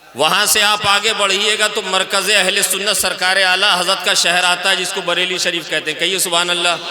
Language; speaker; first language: Urdu; native; Urdu